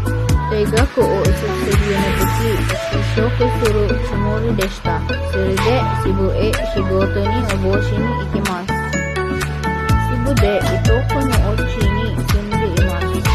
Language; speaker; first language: Japanese; non-native, learner; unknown